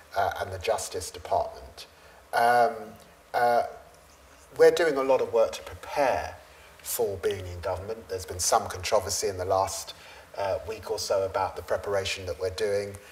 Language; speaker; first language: English; native; English